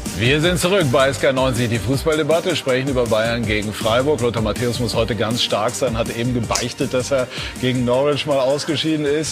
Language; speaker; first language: German; native; German